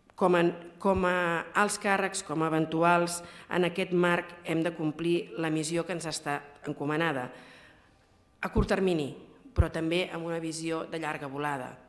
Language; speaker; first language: Catalan; native; Catalan